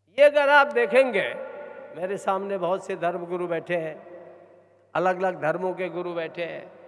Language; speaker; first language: Hindi; non-native, local second language; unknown